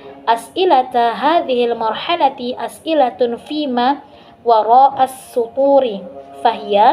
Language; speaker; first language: Arabic; non-native, learner; Indonesian